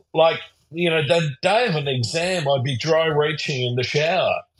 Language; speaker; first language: English; early bilingual, other home language; German